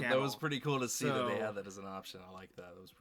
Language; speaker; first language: English; native; English